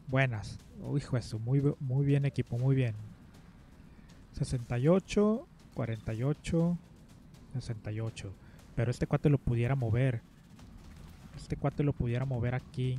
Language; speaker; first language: Spanish; native; Spanish